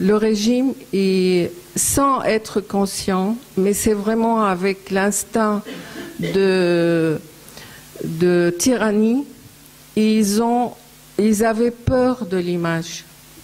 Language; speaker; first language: French; non-native, fluent; Arabic